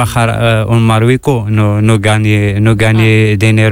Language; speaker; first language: Spanish; non-native, learner; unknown